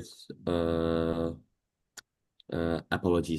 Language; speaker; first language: German; non-native, learner; Indonesian